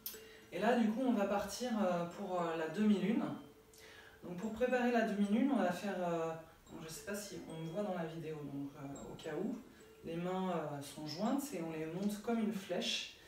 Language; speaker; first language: French; native; French